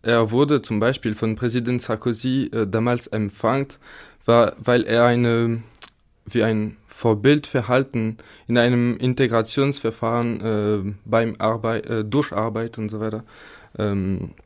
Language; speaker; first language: German; non-native, fluent; French